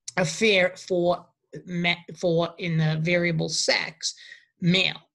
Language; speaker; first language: English; native; English